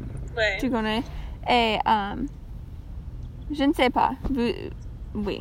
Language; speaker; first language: French; non-native, learner; English